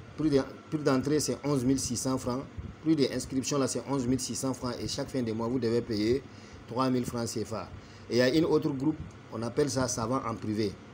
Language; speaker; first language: French; non-native, local second language; Bambara